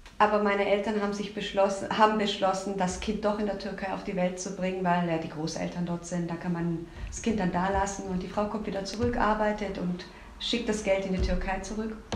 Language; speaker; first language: German; early bilingual, other home language; Turkish